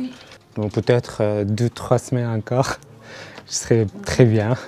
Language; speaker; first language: French; non-native, learner; Arabic